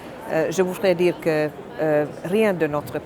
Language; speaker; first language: French; non-native, fluent; Finnish